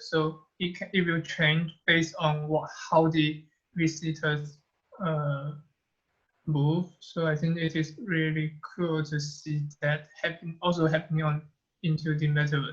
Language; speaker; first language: English; non-native, fluent; Chinese